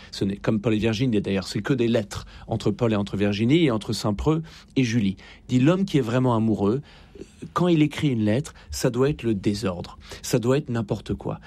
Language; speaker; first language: French; native; French